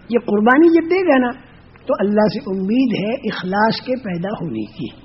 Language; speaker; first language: Urdu; non-native, local second language; Gujarati